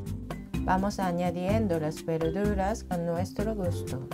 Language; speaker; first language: Spanish; non-native, fluent; Japanese